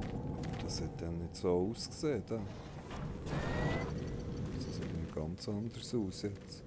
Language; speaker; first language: German; native; German